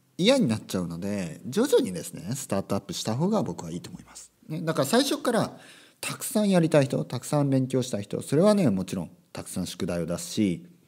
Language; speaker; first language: Japanese; native; Japanese